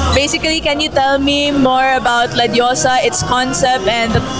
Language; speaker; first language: English; non-native, local second language; Filipino